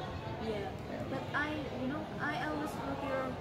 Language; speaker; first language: English; non-native, learner; Indonesian